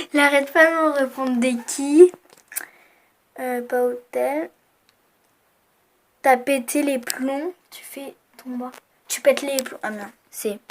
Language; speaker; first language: French; native; French